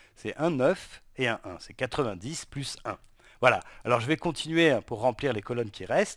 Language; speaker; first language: French; native; French